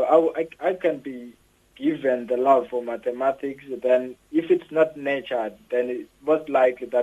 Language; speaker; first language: English; non-native, local second language; Xhosa